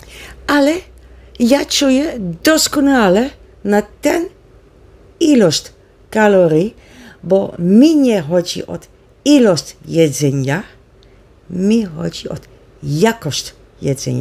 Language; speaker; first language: Polish; non-native, learner; Dutch